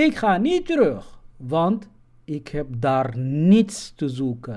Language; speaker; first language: Dutch; non-native, fluent; Somali